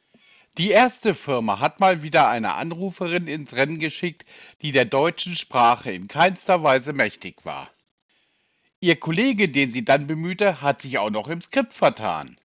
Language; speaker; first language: German; native; German